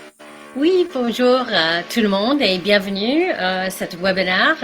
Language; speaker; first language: French; non-native, learner; English